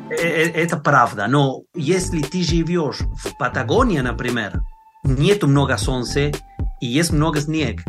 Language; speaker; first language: Russian; non-native, learner; Spanish